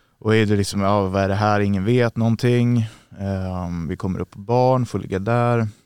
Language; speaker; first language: Swedish; native; Swedish